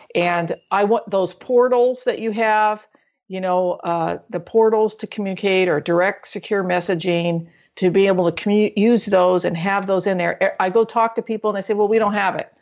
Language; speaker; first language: English; native; English